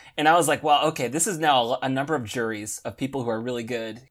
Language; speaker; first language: English; native; English